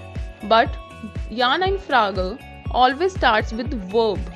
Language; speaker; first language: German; non-native, fluent; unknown